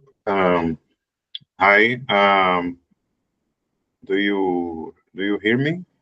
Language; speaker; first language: English; non-native, learner; Portuguese